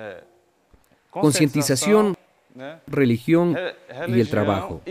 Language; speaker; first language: Spanish; non-native, learner; Portuguese